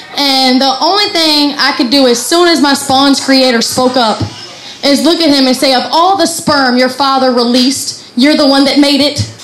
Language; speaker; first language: English; native; English